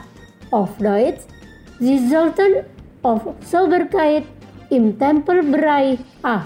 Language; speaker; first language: German; non-native, learner; Indonesian